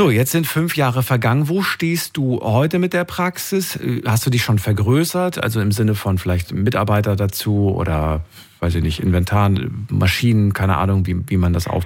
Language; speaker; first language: German; native; German